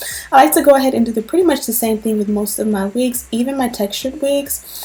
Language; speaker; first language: English; native; English